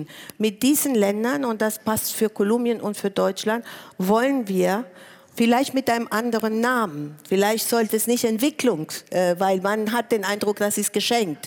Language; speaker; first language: German; non-native, fluent; Spanish